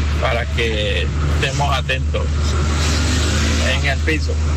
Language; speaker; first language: Spanish; native; Spanish